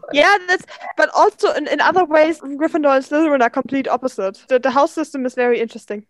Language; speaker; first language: English; non-native, fluent; German